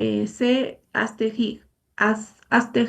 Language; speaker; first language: French; non-native, learner; Spanish